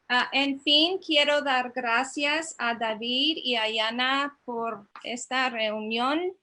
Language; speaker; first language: Spanish; non-native, fluent; English